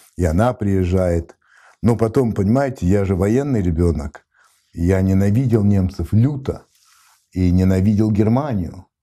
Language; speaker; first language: Russian; non-native, fluent; French